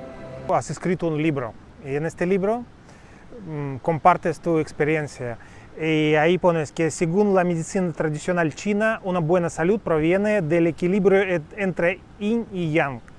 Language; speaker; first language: Spanish; non-native, fluent; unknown